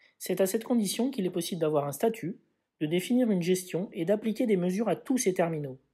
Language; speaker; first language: French; native; French